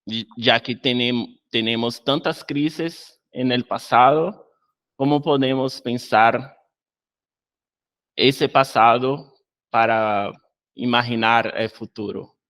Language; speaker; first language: Spanish; non-native, fluent; Portuguese